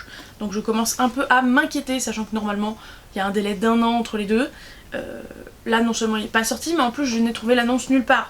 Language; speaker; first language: French; native; French